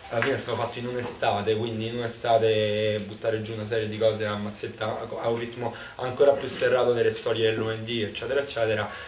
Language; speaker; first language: Italian; native; Italian